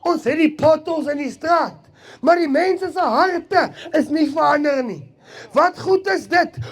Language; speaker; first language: Afrikaans; non-native, local second language; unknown